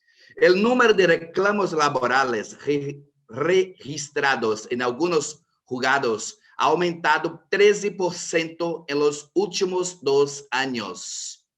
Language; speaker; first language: Spanish; non-native, fluent; Portuguese